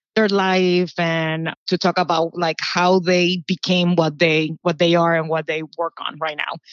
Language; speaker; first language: English; early bilingual, other home language; Spanish